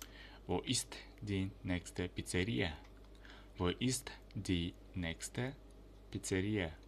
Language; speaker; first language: German; non-native, fluent; Uzbek